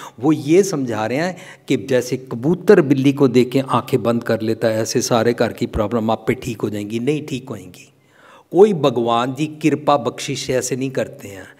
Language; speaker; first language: Hindi; non-native, local second language; Punjabi